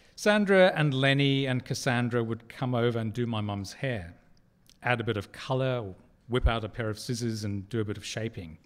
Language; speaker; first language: English; native; English